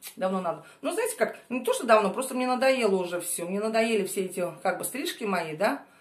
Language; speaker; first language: Russian; native; Russian